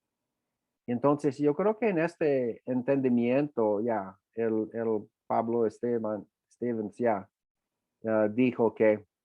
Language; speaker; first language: Spanish; non-native, fluent; English